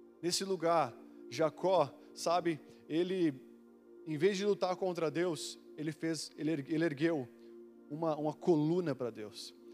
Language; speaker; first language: Portuguese; native; Portuguese